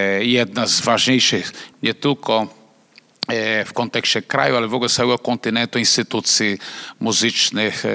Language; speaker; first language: Polish; non-native, fluent; Portuguese